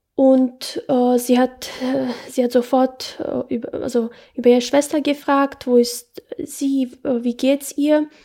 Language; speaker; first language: German; non-native, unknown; Bosnian